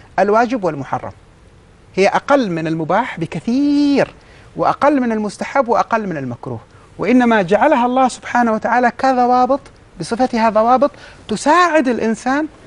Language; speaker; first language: Arabic; native; Arabic